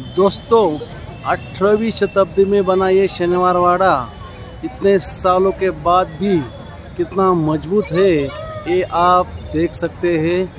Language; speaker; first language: Hindi; non-native, local second language; Marathi